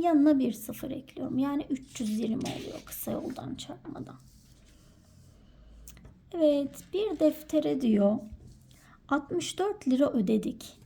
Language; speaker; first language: Turkish; native; Turkish